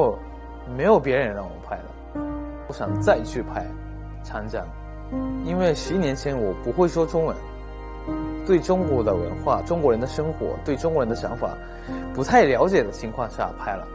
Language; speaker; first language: Chinese; non-native, fluent; Japanese